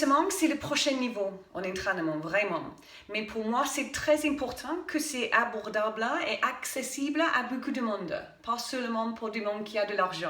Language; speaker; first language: French; non-native, fluent; English